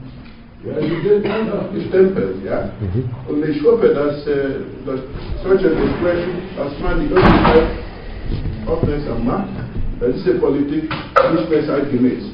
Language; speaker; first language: German; non-native, fluent; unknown